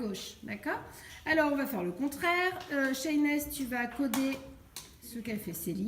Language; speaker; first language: French; native; French